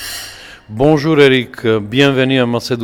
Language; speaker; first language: French; non-native, fluent; Macedonian